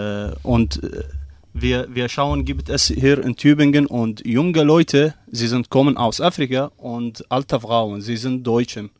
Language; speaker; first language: German; non-native, learner; Arabic